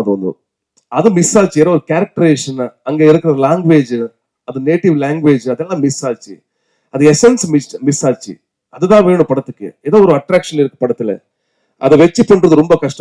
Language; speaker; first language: Tamil; non-native, learner; Kannada